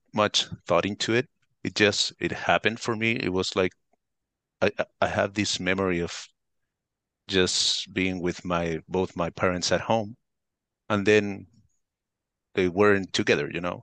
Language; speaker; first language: English; non-native, fluent; Spanish